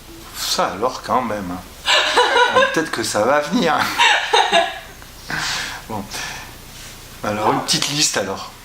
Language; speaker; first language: French; native; French